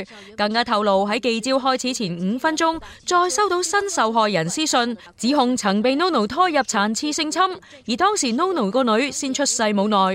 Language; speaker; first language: Chinese; native; Chinese